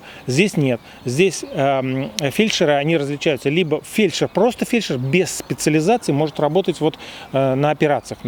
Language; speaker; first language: Russian; native; Russian